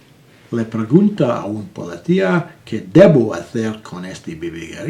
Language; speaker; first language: Spanish; non-native, learner; English